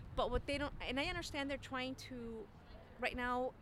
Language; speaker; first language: English; native; English